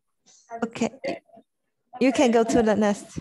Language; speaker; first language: English; non-native, fluent; French